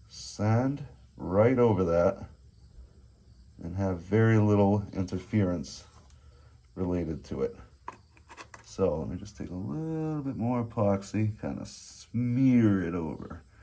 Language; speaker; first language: English; native; English